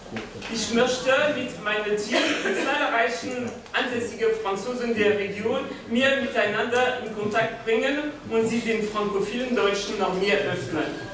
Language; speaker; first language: German; non-native, fluent; French